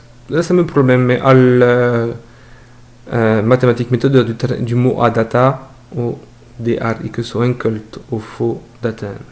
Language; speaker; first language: Norwegian; non-native, fluent; French